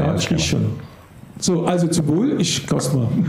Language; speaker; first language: German; native; German